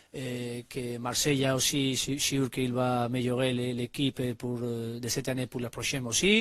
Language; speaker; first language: French; non-native, learner; Spanish